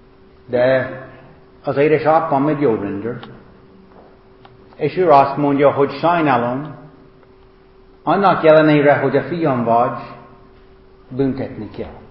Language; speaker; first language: Hungarian; non-native, fluent; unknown